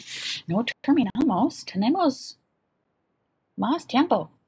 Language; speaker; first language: Spanish; non-native, learner; English